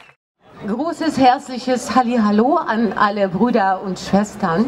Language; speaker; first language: German; non-native, fluent; Russian